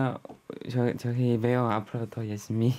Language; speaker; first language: Korean; non-native, learner; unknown